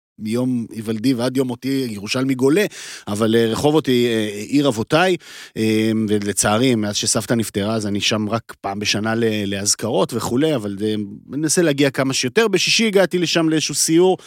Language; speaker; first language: Hebrew; native; Hebrew